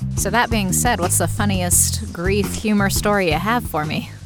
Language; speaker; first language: English; native; English